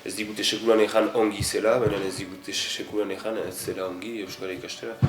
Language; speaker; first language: Basque; non-native, local second language; French